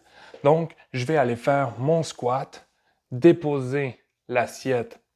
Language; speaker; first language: French; native; French